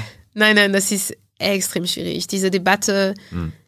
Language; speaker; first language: German; non-native, fluent; French